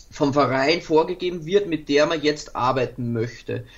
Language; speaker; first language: German; native; German